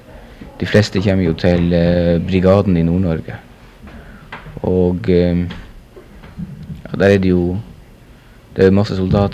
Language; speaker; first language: Norwegian; native; Norwegian